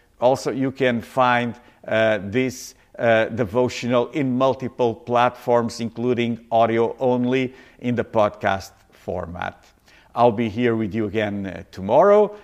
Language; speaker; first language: English; non-native, fluent; Portuguese